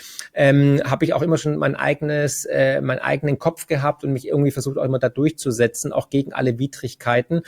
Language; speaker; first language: German; native; German